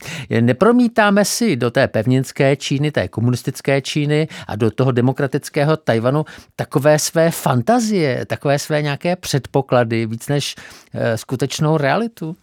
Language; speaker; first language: Czech; native; Czech